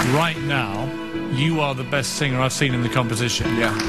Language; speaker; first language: English; native; English